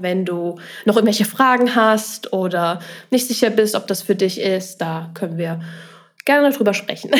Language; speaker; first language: German; native; German